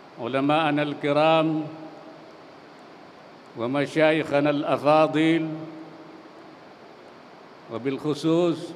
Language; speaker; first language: Arabic; non-native, fluent; Indonesian